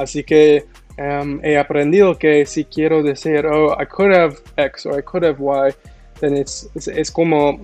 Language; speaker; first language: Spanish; non-native, learner; English